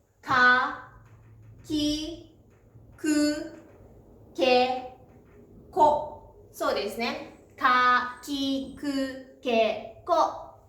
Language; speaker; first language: Japanese; native; Japanese